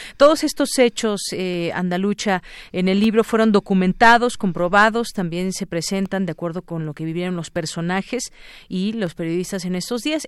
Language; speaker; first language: Spanish; native; Spanish